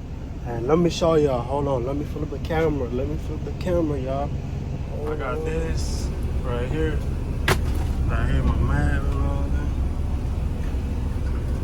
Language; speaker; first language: English; native; English